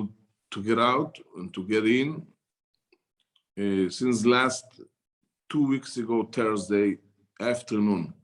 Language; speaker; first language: English; non-native, learner; Hebrew